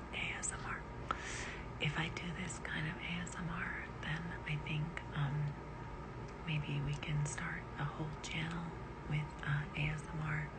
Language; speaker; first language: English; native; English